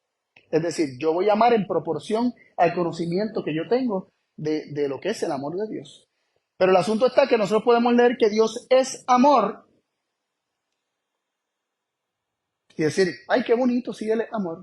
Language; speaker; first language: Spanish; native; Spanish